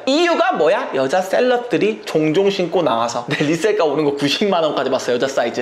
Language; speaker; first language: Korean; native; Korean